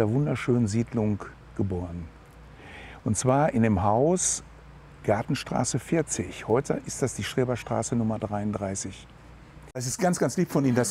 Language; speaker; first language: German; native; German